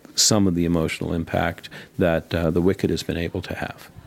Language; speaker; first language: English; native; English